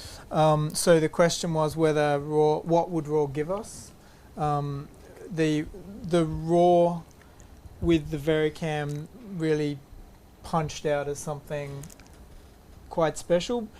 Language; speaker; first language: English; native; English